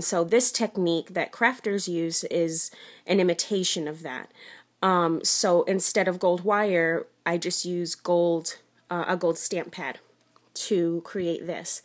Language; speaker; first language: English; native; English